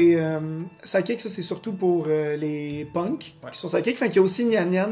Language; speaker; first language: French; native; French